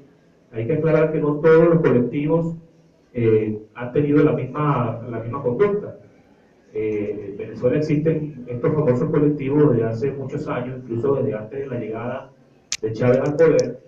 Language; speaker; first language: Spanish; native; Spanish